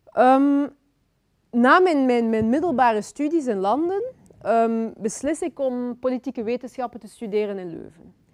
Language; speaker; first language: Dutch; early bilingual, other home language; Lingala